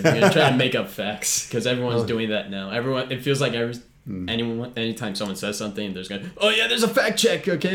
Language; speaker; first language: English; native; English